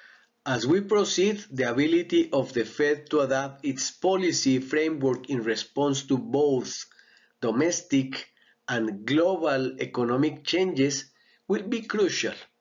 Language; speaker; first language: English; non-native, fluent; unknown